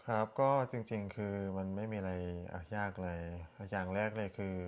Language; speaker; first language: Thai; early bilingual, other home language; Korean